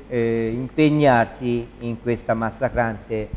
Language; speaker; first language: Italian; native; Italian